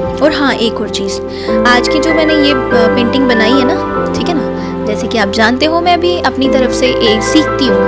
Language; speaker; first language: Hindi; non-native, local second language; Dogri